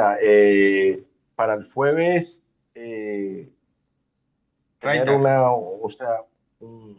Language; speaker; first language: Spanish; native; Spanish